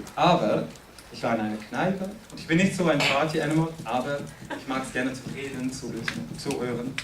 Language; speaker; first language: German; non-native, fluent; French